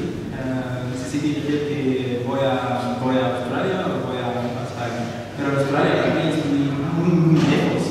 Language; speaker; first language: Spanish; non-native, learner; Arabic